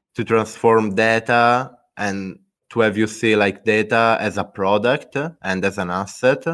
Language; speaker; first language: English; non-native, fluent; Italian